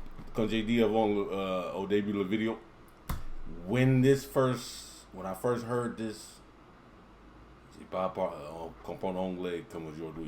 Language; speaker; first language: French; non-native, learner; English